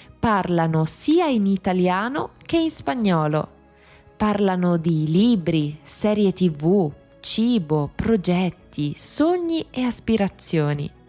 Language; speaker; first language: Italian; native; Italian